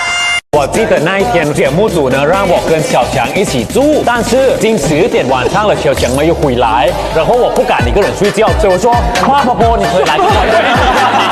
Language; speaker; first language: Chinese; non-native, fluent; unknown